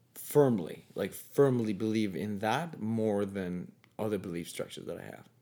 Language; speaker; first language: English; non-native, fluent; Spanish